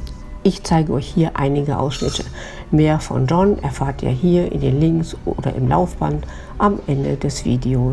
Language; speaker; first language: German; native; German